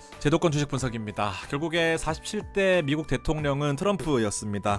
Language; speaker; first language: Korean; native; Korean